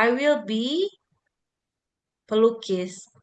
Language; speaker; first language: English; non-native, fluent; Indonesian